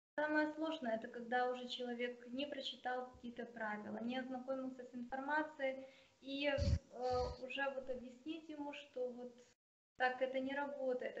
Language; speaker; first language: Russian; non-native, local second language; Ukrainian